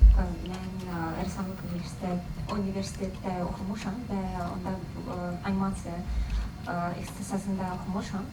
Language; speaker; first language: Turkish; non-native, learner; Azerbaijani